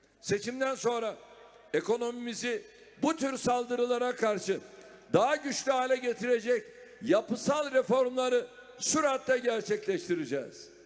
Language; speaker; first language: Turkish; native; Turkish